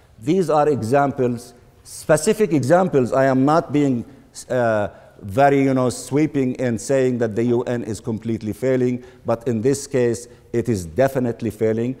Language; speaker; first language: English; non-native, fluent; Arabic